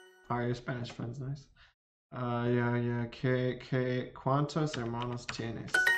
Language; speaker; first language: Spanish; non-native, learner; English